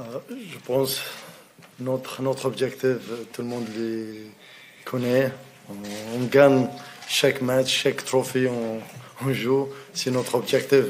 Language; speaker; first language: French; non-native, learner; Arabic